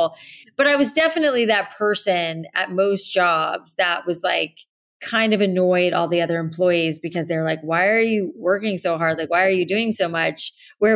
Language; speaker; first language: English; native; English